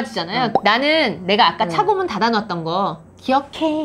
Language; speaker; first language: Korean; native; Korean